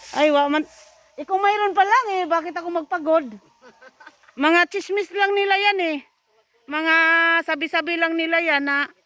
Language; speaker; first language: Filipino; non-native, local second language; Cebuano